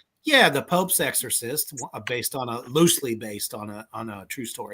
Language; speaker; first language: English; native; English